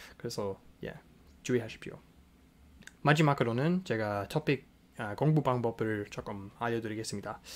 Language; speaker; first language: Korean; non-native, fluent; English